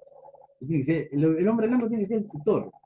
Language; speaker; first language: Spanish; native; Spanish